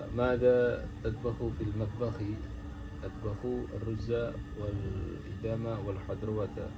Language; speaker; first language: Arabic; non-native, learner; Indonesian